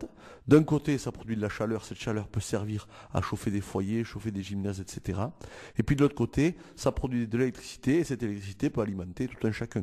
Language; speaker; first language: French; native; French